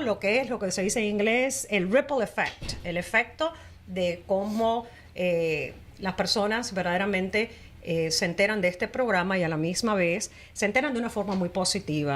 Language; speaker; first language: Spanish; native; Spanish